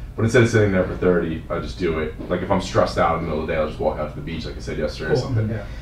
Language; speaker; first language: English; native; English